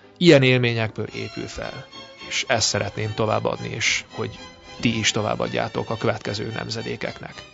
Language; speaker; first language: Hungarian; early bilingual, heritage; Hungarian